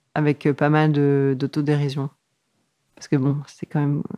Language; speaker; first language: French; native; French